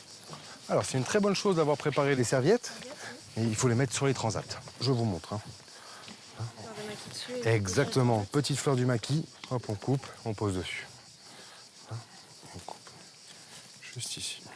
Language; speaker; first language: French; native; French